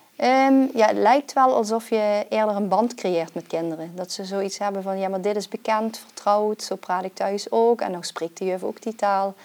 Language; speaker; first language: Dutch; native; Dutch